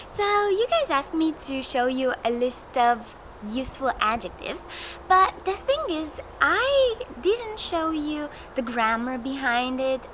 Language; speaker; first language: English; non-native, fluent; Romanian